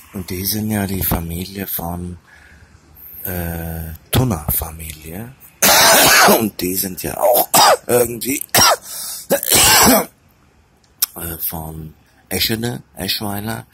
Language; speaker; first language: German; early bilingual, other home language; Turkish